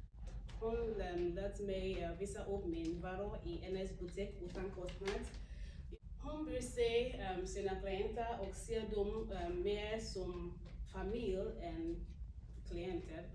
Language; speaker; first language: Swedish; non-native, learner; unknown